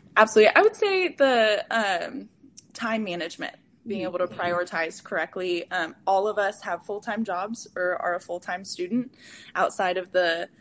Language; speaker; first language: English; native; English